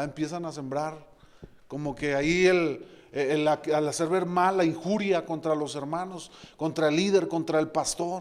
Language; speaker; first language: Spanish; native; Spanish